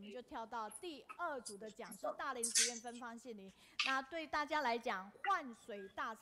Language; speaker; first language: Chinese; native; Chinese